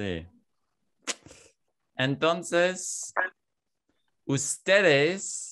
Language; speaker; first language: Spanish; non-native, learner; English